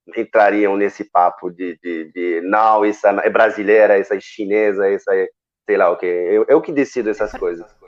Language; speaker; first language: Portuguese; non-native, fluent; Arabic